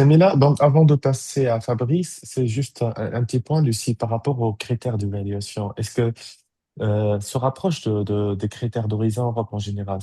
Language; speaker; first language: French; native; French